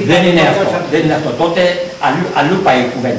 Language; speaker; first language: Greek; native; Greek